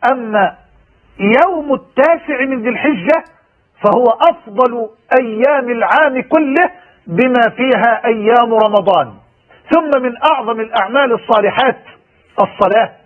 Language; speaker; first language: Arabic; native; Arabic